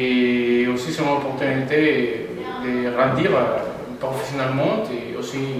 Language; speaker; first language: French; non-native, learner; Spanish